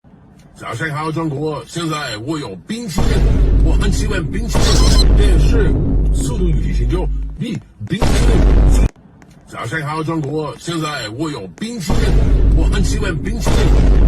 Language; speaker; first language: Chinese; non-native, learner; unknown